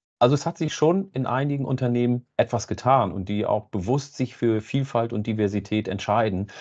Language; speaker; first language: German; native; German